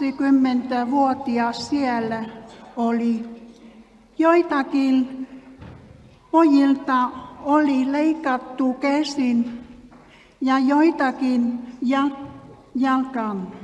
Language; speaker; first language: Finnish; non-native, learner; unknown